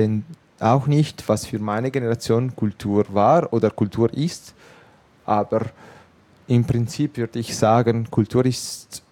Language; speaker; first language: German; non-native, local second language; Italian